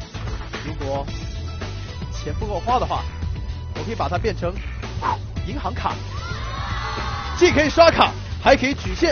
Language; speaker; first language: Chinese; native; Chinese